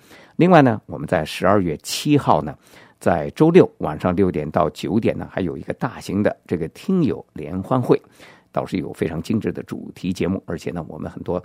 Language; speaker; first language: Chinese; native; Chinese